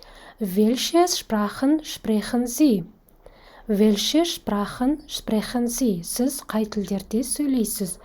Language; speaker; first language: German; non-native, fluent; Kazakh